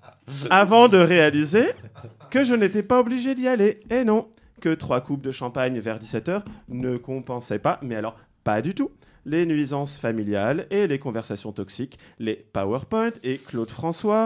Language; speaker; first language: French; native; French